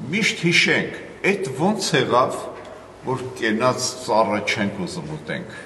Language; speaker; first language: Armenian; native; Armenian